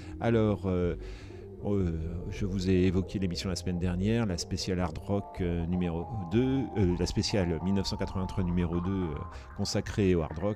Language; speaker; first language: French; native; French